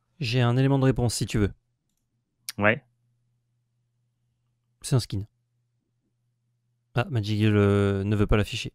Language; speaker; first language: French; native; French